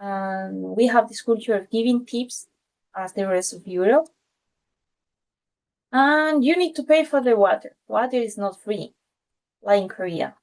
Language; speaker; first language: English; non-native, fluent; Spanish